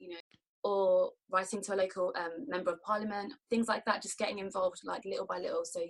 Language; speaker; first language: English; native; English